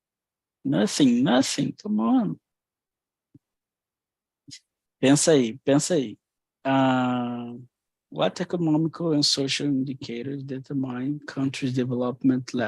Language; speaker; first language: English; non-native, fluent; Portuguese